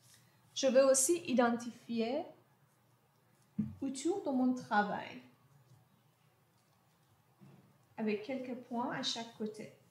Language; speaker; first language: French; non-native, fluent; Persian